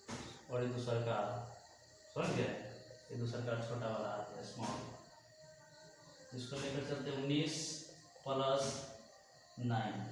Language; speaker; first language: Hindi; native; Hindi